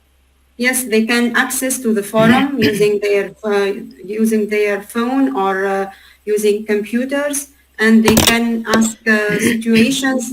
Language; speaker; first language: English; non-native, learner; Arabic